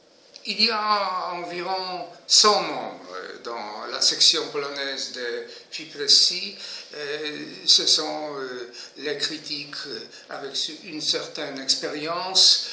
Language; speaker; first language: French; non-native, fluent; Polish